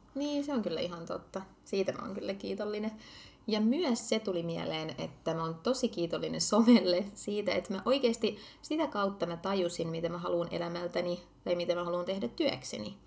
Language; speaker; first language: Finnish; early bilingual, other home language; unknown